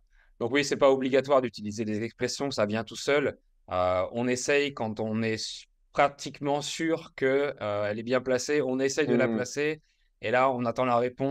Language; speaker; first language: French; native; French